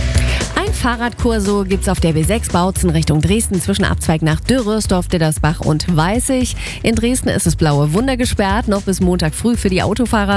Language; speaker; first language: German; native; German